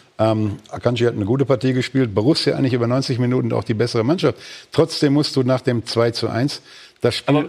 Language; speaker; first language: German; native; German